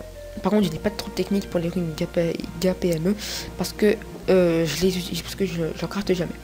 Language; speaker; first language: French; native; French